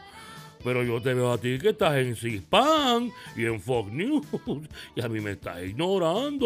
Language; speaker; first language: Spanish; native; Spanish